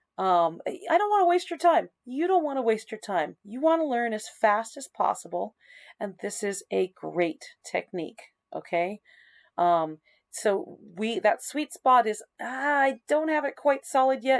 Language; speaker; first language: English; native; English